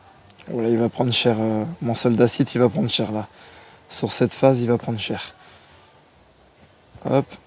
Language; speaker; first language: French; native; French